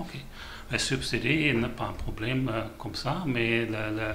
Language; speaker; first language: French; non-native, learner; German